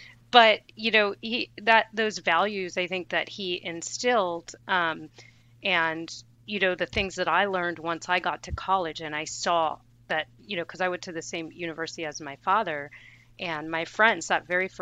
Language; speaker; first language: English; native; English